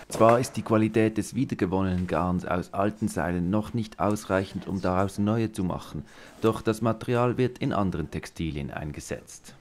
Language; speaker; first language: German; native; German